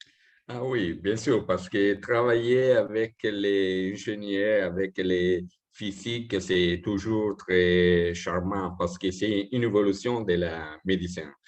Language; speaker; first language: French; non-native, fluent; Italian